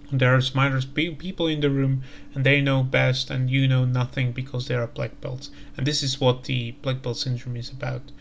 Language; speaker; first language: English; non-native, fluent; Slovak